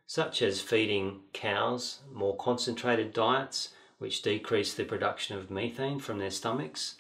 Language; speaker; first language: English; native; English